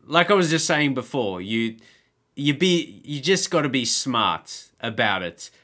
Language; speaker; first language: English; native; English